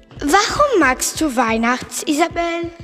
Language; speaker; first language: German; non-native, learner; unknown